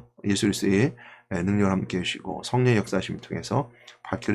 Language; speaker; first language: Korean; native; Korean